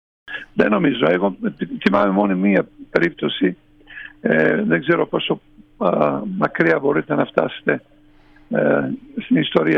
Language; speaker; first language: Greek; non-native, fluent; Serbian